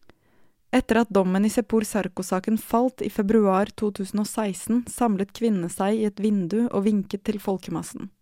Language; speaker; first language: Norwegian; native; Norwegian